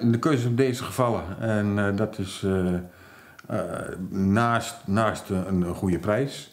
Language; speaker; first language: Dutch; native; Dutch